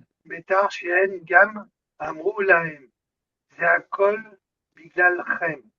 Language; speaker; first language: Hebrew; non-native, learner; French